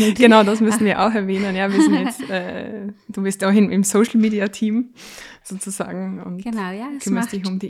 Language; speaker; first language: German; native; German